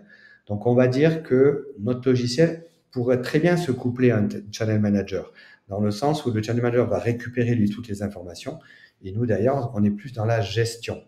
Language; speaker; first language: French; native; French